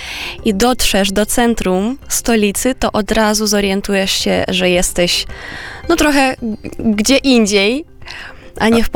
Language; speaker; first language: Polish; non-native, fluent; Romanian